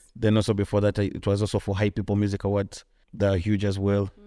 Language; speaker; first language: English; non-native, local second language; Ganda